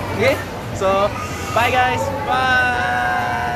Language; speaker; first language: English; non-native, local second language; Chinese